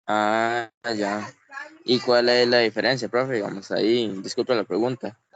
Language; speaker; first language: Spanish; native; Spanish